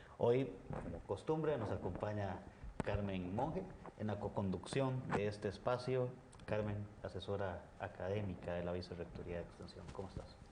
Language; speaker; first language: Spanish; native; Spanish